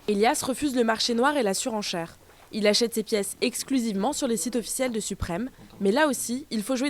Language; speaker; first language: French; native; French